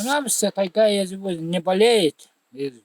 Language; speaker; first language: Russian; non-native, local second language; Yakut